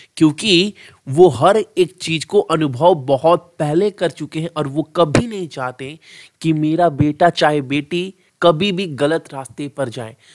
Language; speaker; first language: Hindi; native; Hindi